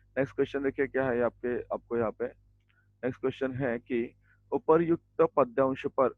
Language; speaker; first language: Hindi; non-native, local second language; Marathi